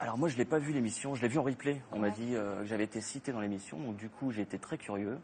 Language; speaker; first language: French; native; French